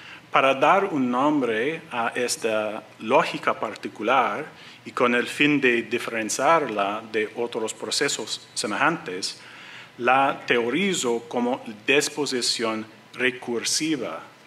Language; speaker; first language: Spanish; non-native, learner; English